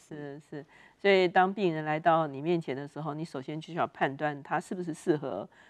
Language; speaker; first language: Chinese; native; Chinese